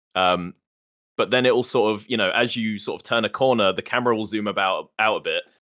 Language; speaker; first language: English; native; English